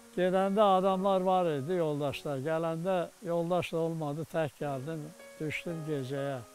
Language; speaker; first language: Azerbaijani; non-native, local second language; Avaric